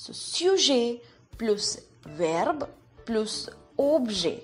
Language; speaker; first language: French; non-native, fluent; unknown